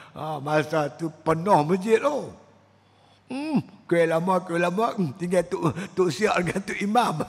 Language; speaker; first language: Malay; native; Malay